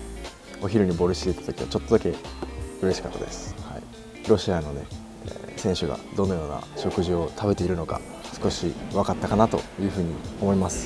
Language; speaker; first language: Japanese; native; Japanese